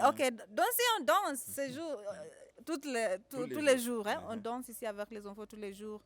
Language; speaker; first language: French; non-native, fluent; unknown